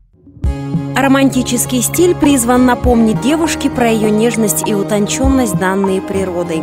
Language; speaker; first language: Russian; native; Russian